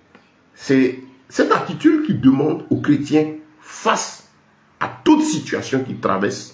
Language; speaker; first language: French; native; French